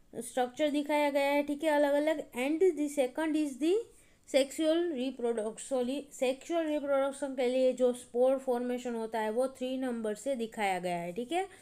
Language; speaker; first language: Hindi; non-native, local second language; Gujarati